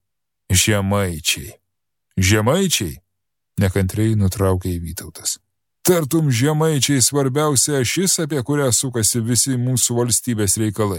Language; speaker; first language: Lithuanian; native; Lithuanian